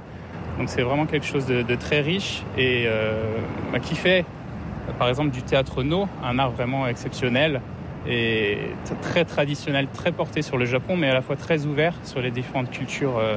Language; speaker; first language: French; native; French